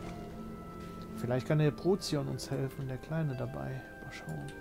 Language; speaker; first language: German; native; German